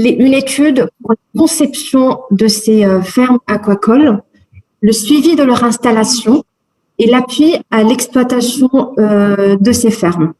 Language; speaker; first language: French; non-native, local second language; Arabic